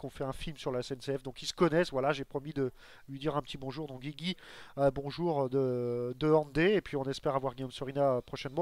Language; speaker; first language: French; native; French